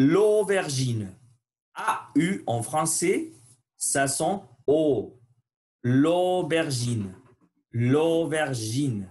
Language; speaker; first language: French; non-native, learner; Spanish